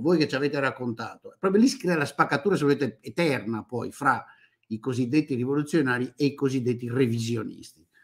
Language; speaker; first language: Italian; native; Italian